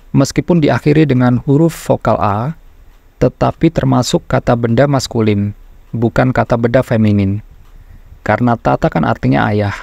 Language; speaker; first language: Indonesian; native; Indonesian